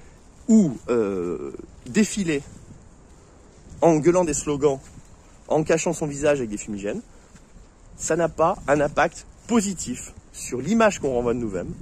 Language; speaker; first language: French; native; French